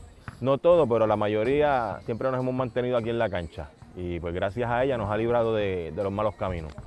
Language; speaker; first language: Spanish; native; Spanish